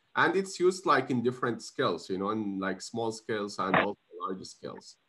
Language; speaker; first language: English; non-native, fluent; Arabic